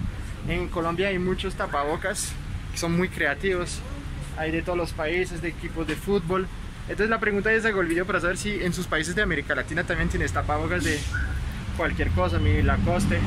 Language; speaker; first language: Spanish; non-native, fluent; French